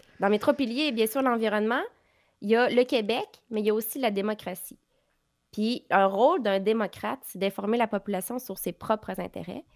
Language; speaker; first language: French; native; French